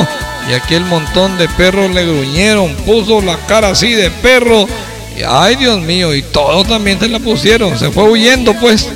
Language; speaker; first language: Spanish; native; Spanish